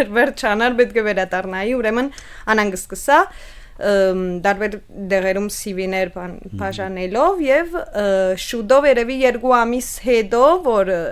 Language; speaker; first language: Armenian; early bilingual, heritage; Armenian